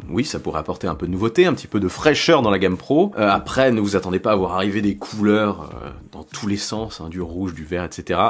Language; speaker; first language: French; native; French